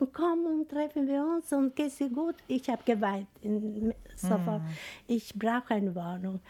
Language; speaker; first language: German; non-native, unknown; Albanian